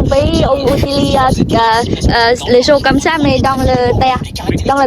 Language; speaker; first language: French; non-native, learner; Vietnamese